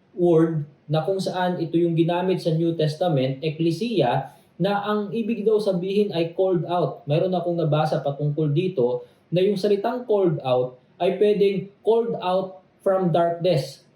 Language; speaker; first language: Filipino; native; Filipino